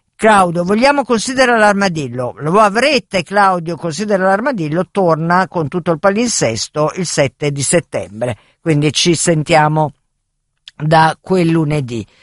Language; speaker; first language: Italian; native; Italian